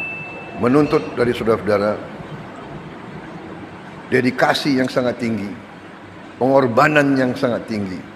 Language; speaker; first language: Indonesian; native; Indonesian